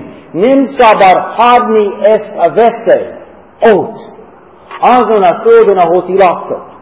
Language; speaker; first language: Hungarian; non-native, fluent; English